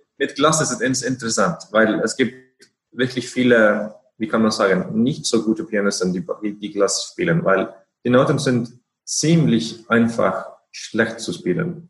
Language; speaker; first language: German; non-native, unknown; Icelandic